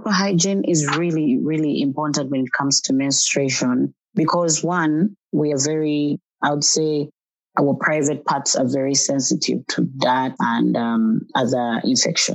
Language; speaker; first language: English; non-native, local second language; Ganda